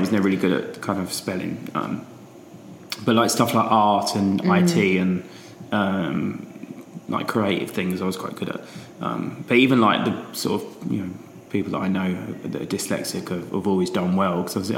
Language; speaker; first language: English; native; English